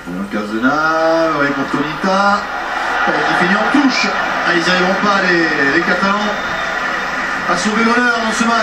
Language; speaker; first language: French; native; French